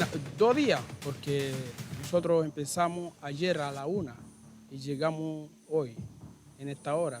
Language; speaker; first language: Spanish; non-native, learner; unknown